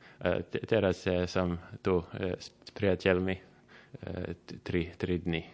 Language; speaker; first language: Slovak; non-native, learner; Finnish